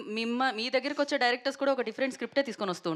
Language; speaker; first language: Telugu; native; Telugu